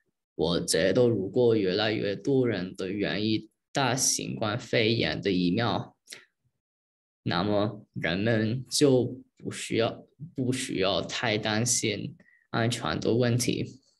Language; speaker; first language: Chinese; early bilingual, heritage; Chinese